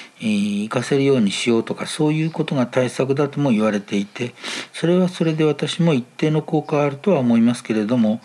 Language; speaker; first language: Japanese; native; Japanese